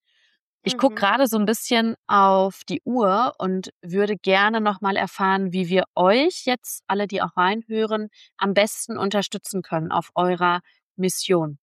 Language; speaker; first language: German; native; German